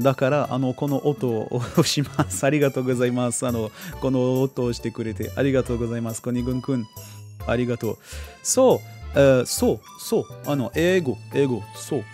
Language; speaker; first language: Japanese; non-native, learner; French